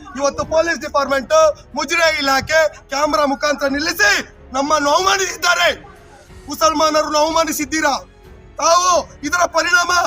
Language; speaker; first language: Kannada; non-native, local second language; Urdu